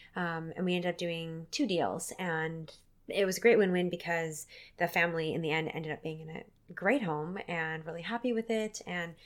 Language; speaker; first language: English; native; English